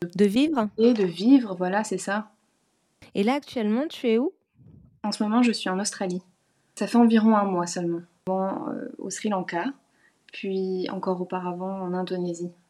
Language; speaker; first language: French; native; French